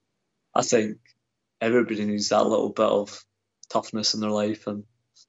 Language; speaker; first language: English; native; English